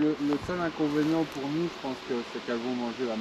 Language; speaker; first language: French; native; French